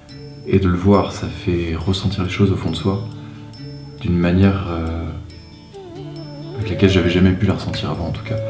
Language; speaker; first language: French; native; French